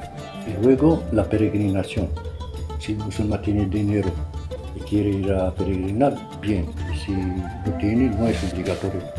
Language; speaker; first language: Spanish; non-native, fluent; Arabic